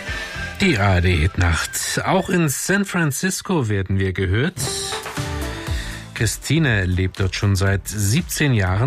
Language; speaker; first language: German; native; German